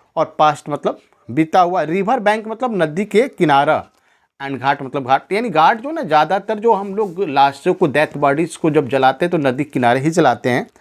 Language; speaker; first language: Hindi; non-native, local second language; Bhojpuri